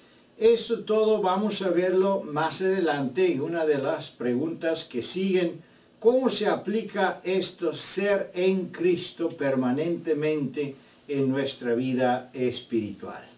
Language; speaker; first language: Spanish; non-native, fluent; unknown